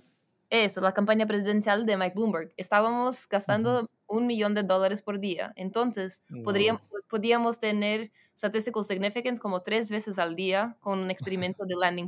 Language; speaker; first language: Spanish; non-native, fluent; Portuguese